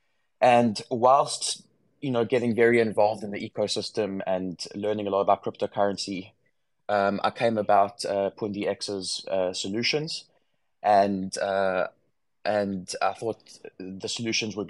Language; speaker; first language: English; native; English